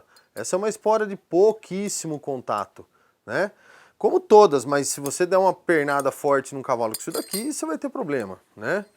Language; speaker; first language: Portuguese; native; Portuguese